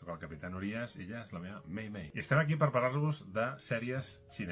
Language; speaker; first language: Catalan; native; Catalan